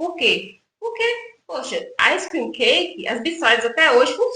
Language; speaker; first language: Portuguese; native; Portuguese